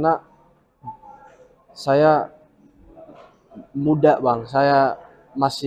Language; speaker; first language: Indonesian; early bilingual, heritage; English